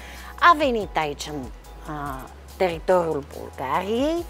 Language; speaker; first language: Romanian; non-native, fluent; Bulgarian